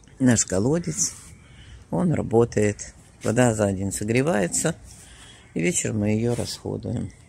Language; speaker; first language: Russian; native; Russian